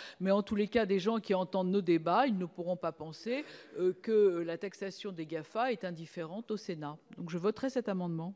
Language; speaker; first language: French; native; French